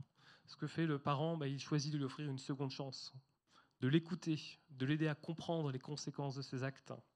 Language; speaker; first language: French; native; French